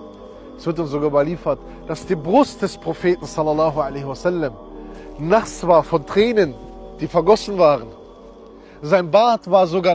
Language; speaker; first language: German; early bilingual, other home language; Romany